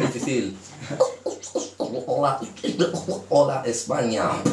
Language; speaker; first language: Spanish; non-native, learner; English